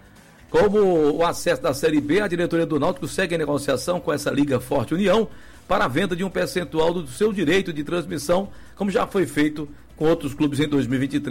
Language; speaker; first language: Portuguese; native; Portuguese